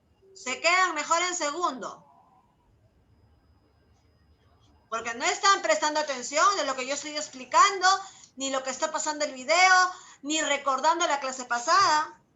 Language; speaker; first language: Spanish; native; Spanish